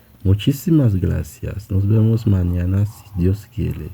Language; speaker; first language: Spanish; non-native, fluent; Haitian Creole